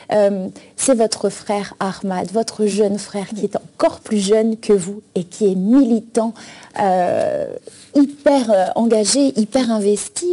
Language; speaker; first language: French; native; French